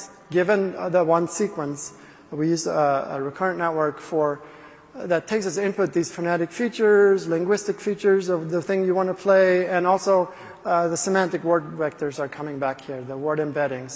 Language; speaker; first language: English; non-native, fluent; Swedish